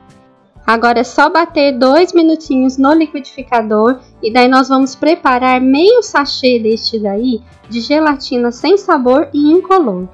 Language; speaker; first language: Portuguese; native; Portuguese